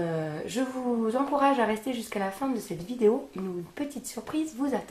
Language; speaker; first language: French; native; French